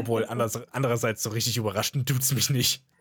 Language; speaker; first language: German; native; German